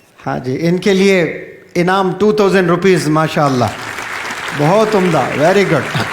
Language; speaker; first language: Urdu; native; Urdu